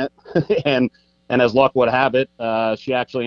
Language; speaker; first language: English; native; English